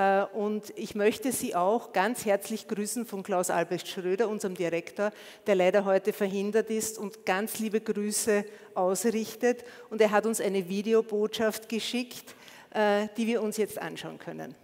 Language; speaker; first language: German; native; German